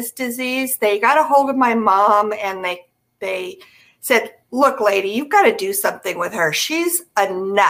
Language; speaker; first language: English; native; English